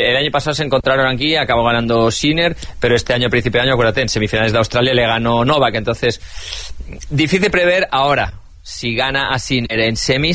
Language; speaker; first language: Spanish; native; Spanish